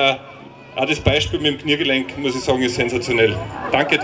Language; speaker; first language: German; native; German